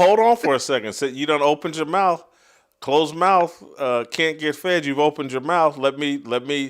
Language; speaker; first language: English; native; English